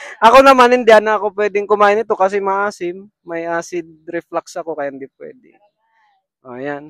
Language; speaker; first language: Filipino; non-native, local second language; Iloko